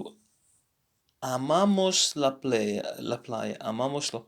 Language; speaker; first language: Spanish; non-native, learner; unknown